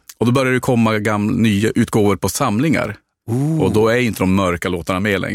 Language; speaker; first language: Swedish; native; Swedish